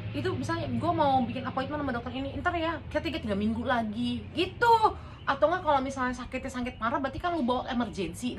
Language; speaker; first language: Indonesian; native; Indonesian